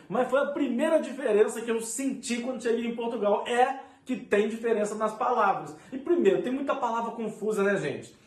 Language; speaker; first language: Portuguese; native; Portuguese